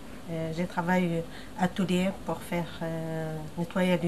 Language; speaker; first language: French; non-native, learner; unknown